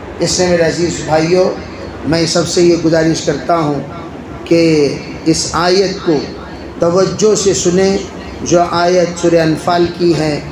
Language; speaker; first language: Urdu; native; Urdu